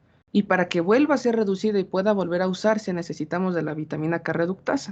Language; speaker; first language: Spanish; native; Spanish